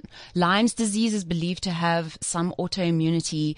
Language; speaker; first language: English; native; English